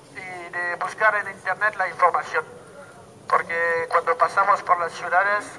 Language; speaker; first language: Spanish; non-native, learner; French